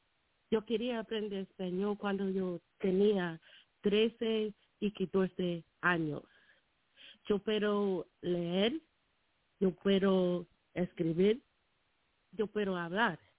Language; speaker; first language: Spanish; non-native, learner; English